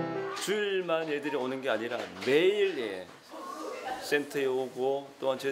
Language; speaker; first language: Korean; native; Korean